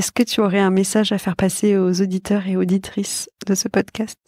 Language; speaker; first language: French; native; French